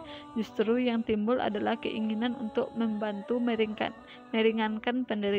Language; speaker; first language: Indonesian; native; Indonesian